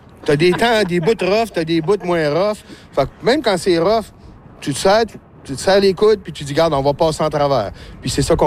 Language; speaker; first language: French; native; French